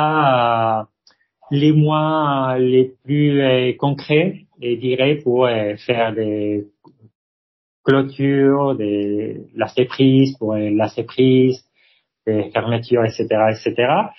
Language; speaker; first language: French; non-native, fluent; Spanish